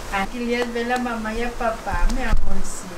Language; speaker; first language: Spanish; native; Spanish